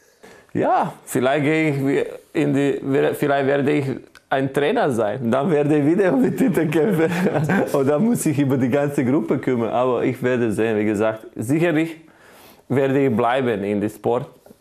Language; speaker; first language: German; non-native, fluent; Croatian